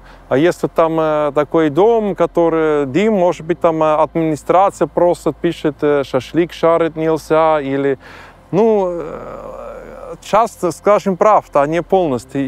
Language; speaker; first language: Russian; non-native, learner; German